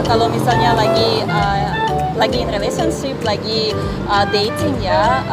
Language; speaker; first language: Indonesian; non-native, fluent; Russian